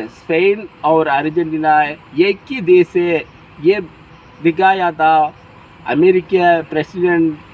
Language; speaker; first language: Hindi; non-native, local second language; Tamil